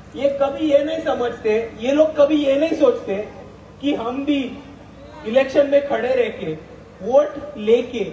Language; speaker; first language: Hindi; non-native, local second language; Marathi